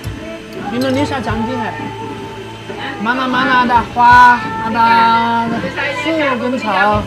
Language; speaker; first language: Indonesian; non-native, learner; Chinese